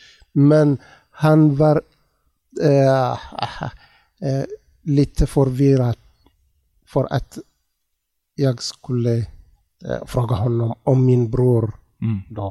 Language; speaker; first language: Swedish; non-native, learner; Tigrinya